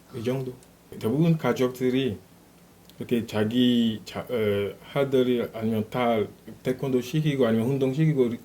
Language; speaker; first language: Korean; non-native, fluent; French